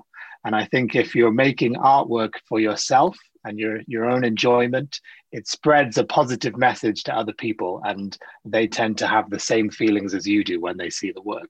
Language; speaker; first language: English; native; English